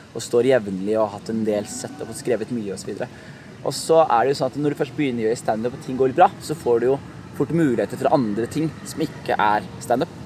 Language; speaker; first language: Norwegian; early bilingual, other home language; Somali